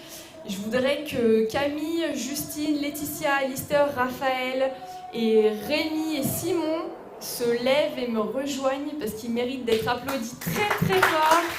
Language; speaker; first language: French; native; French